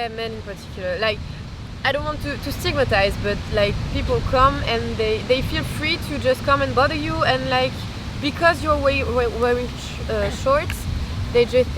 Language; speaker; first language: English; non-native, fluent; French